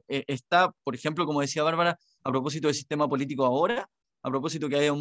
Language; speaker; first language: Spanish; native; Spanish